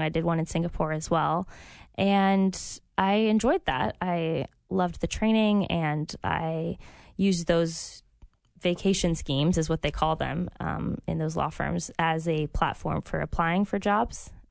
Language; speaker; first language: English; early bilingual, other home language; French